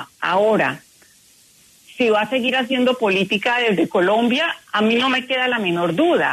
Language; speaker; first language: Spanish; native; Spanish